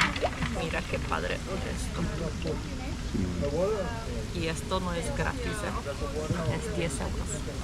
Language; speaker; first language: Spanish; non-native, fluent; Portuguese